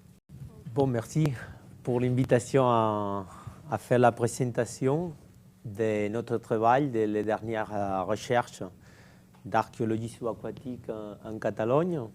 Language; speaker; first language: French; non-native, fluent; Catalan